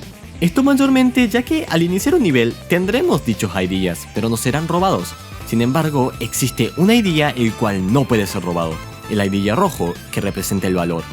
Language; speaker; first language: Spanish; native; Spanish